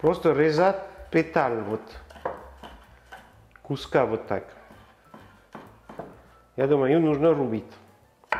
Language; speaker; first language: Russian; non-native, learner; French